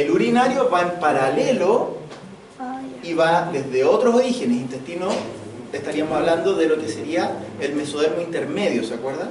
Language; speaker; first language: Spanish; native; Spanish